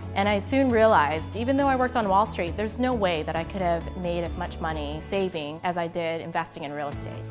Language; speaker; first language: English; native; English